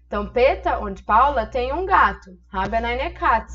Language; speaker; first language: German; non-native, fluent; Portuguese